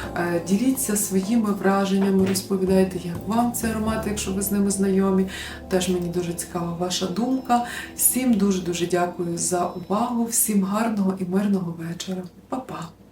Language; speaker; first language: Ukrainian; native; Ukrainian